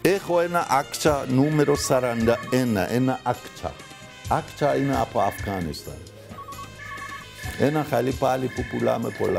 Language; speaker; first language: Greek; non-native, fluent; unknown